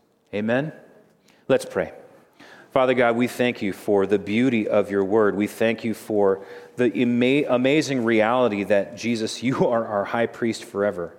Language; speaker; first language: English; native; English